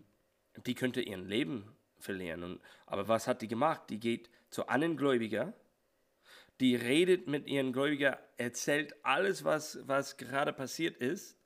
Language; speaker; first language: German; non-native, learner; English